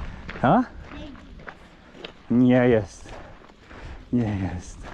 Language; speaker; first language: Russian; non-native, learner; Czech